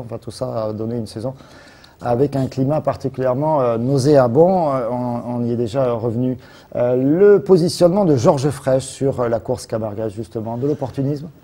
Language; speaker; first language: French; native; French